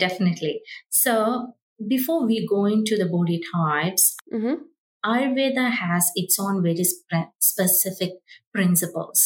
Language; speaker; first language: English; non-native, local second language; Malayalam